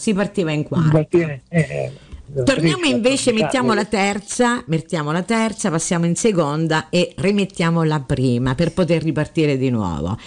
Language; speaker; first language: Italian; native; Italian